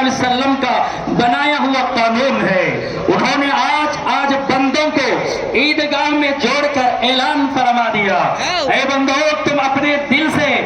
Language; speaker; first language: Urdu; native; Urdu